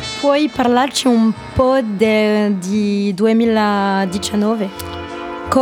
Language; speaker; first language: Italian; non-native, learner; French